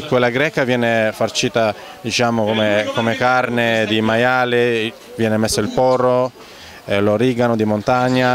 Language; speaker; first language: Italian; non-native, fluent; Greek